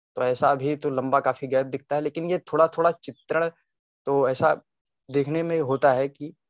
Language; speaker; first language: Hindi; native; Hindi